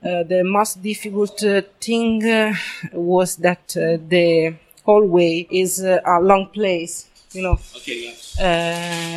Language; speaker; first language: English; non-native, learner; Italian